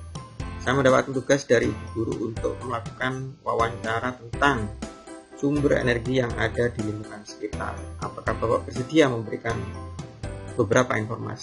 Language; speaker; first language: Indonesian; native; Indonesian